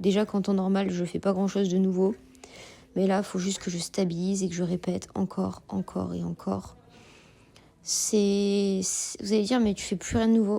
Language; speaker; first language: French; native; French